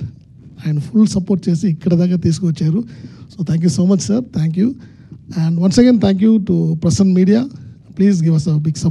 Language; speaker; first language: Telugu; non-native, learner; Tamil